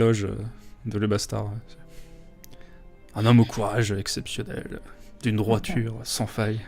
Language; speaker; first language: French; native; French